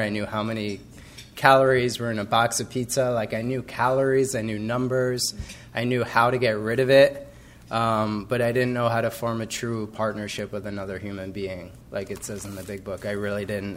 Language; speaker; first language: English; native; English